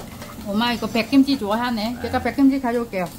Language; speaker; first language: Korean; non-native, learner; Vietnamese